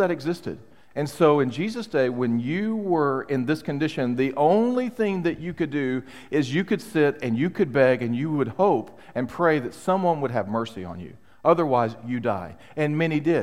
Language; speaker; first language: English; native; English